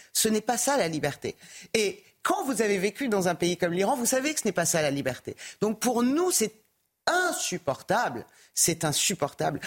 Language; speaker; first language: French; early bilingual, other home language; Persian